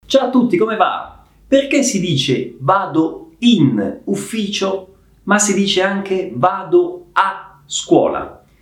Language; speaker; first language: Italian; native; Italian